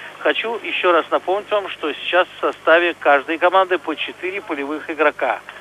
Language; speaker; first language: Russian; native; Russian